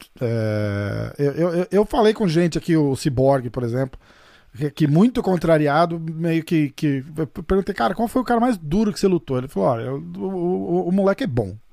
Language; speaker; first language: Portuguese; native; Portuguese